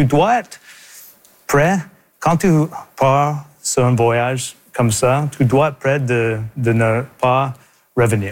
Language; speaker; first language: French; native; French